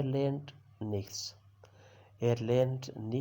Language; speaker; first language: German; non-native, learner; Urdu